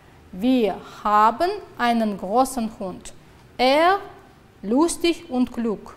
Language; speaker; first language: German; non-native, fluent; Uzbek